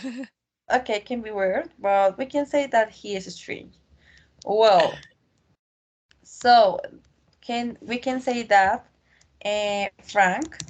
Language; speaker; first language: English; non-native, learner; Spanish